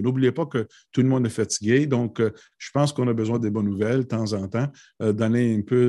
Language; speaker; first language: French; non-native, local second language; English